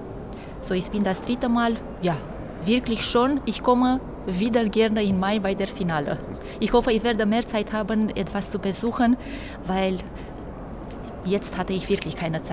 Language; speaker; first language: German; non-native, fluent; Romanian